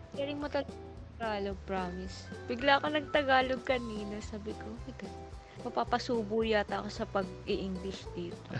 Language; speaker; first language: Filipino; native; Filipino